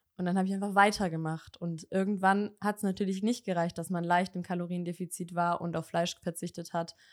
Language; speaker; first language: German; early bilingual, other home language; Bosnian